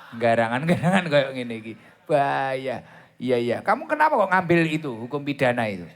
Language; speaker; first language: Indonesian; non-native, local second language; Javanese